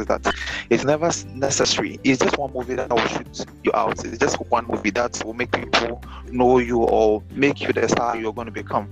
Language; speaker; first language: English; non-native, local second language; Akan